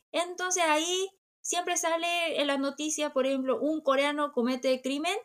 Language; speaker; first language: Spanish; non-native, fluent; Korean